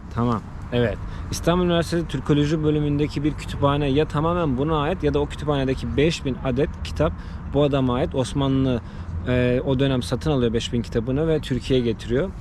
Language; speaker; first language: Turkish; native; Turkish